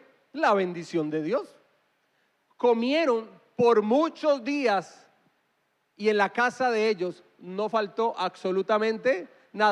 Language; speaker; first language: Spanish; native; Spanish